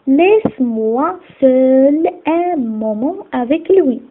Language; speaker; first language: French; non-native, local second language; Arabic